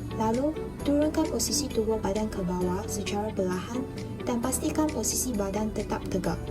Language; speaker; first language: Malay; non-native, local second language; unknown